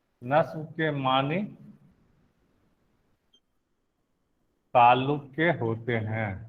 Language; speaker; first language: Urdu; native; Urdu